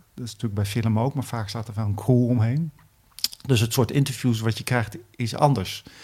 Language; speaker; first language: Dutch; native; Dutch